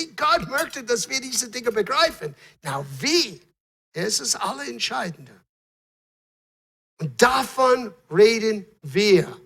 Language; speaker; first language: German; non-native, fluent; English